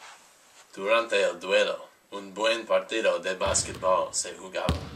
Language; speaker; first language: Spanish; non-native, learner; English